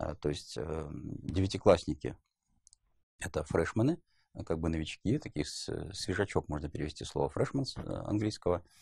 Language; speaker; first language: Russian; native; Russian